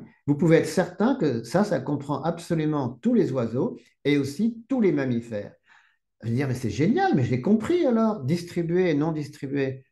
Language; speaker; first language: French; native; French